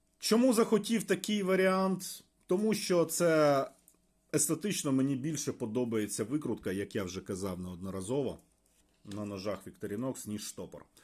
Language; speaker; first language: Ukrainian; native; Ukrainian